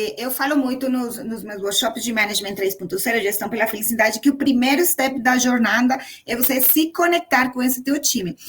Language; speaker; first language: Portuguese; non-native, fluent; Spanish